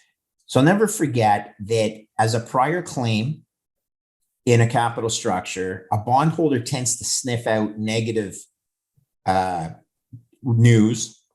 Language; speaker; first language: English; native; English